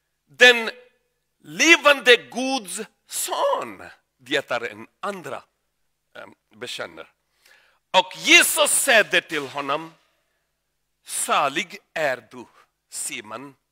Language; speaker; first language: Swedish; non-native, learner; Urdu